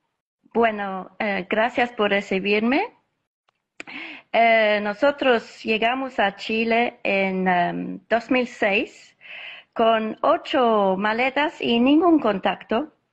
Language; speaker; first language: Spanish; non-native, fluent; English